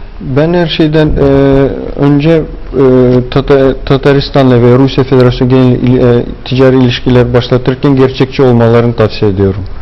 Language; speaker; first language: Turkish; non-native, fluent; Tatar